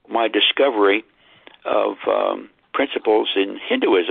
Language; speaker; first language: English; native; English